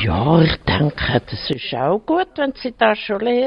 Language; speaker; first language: German; non-native, learner; French